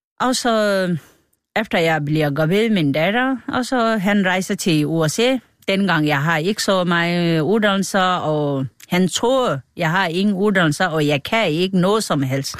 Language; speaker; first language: Danish; non-native, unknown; Nepali